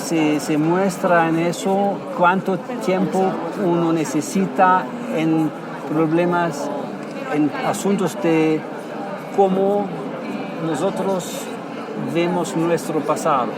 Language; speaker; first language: Spanish; non-native, fluent; German